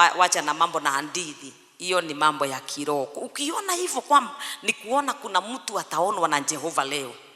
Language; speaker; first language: Swahili; non-native, local second language; Kikuyu